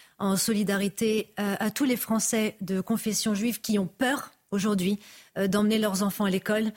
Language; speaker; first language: French; native; French